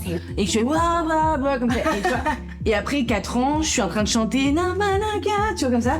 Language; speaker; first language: French; native; French